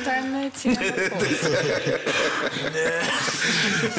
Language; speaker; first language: Russian; early bilingual, heritage; English